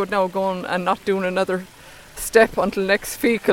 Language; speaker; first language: English; native; English